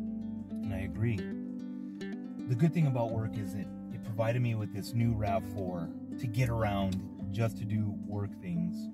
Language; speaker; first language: English; native; English